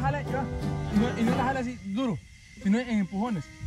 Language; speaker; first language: Spanish; native; Spanish